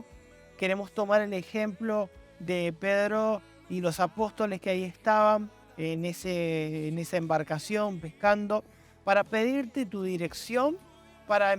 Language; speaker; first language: Spanish; native; Spanish